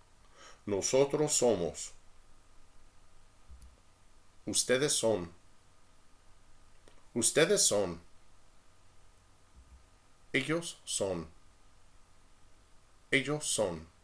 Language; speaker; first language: Spanish; non-native, fluent; English